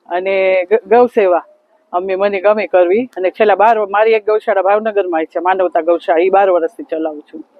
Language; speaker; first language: Gujarati; early bilingual, heritage; Gujarati